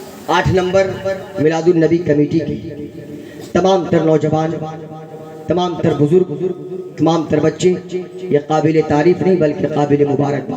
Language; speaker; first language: Hindi; native; Hindi